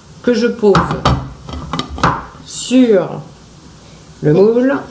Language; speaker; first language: French; native; French